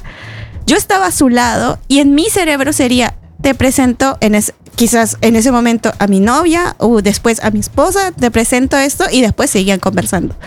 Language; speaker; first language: Spanish; native; Spanish